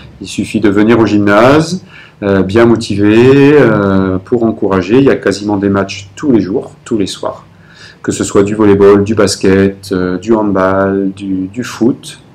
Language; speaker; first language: French; native; French